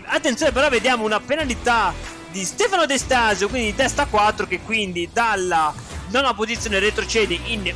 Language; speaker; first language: Italian; native; Italian